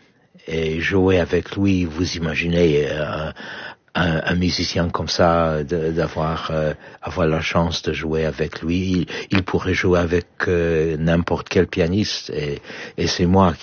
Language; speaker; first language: French; non-native, fluent; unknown